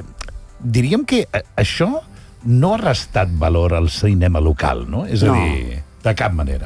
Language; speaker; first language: Catalan; native; Catalan